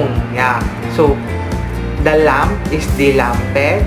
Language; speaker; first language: English; non-native, local second language; Filipino